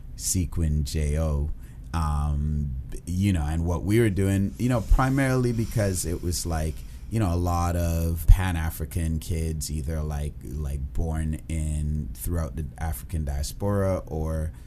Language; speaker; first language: English; early bilingual, other home language; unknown